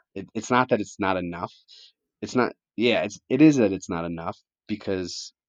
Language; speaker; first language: English; early bilingual, other home language; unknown